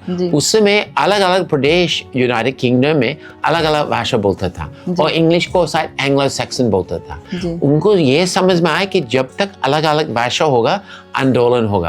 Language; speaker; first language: Hindi; non-native, fluent; English